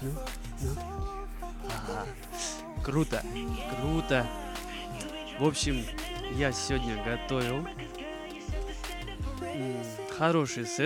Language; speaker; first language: Russian; native; Russian